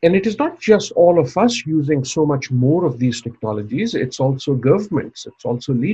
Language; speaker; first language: English; native; English